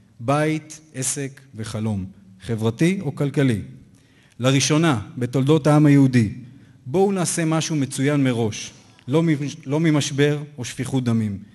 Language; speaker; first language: Hebrew; native; Hebrew